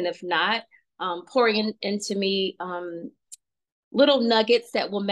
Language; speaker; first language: English; native; English